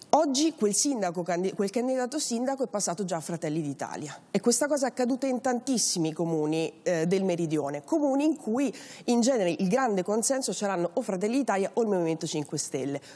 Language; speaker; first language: Italian; native; Italian